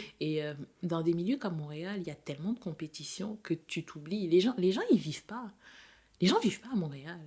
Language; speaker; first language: French; native; French